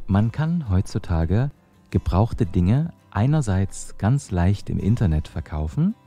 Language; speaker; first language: German; non-native, fluent; Persian